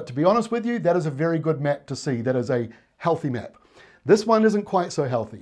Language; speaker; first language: English; native; English